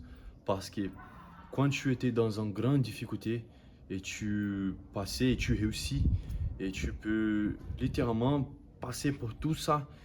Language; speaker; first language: French; non-native, learner; Portuguese